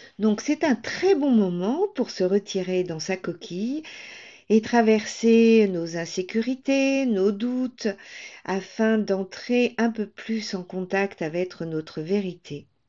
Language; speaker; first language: French; native; French